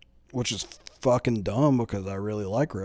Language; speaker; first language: English; native; English